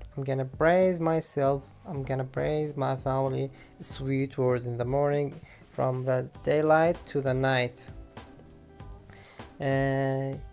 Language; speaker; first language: English; non-native, learner; Arabic